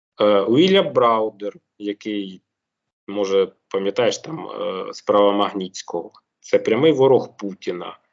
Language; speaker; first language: Ukrainian; native; Ukrainian